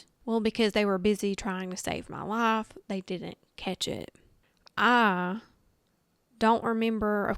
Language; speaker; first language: English; native; English